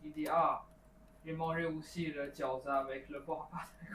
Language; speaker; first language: French; non-native, learner; Chinese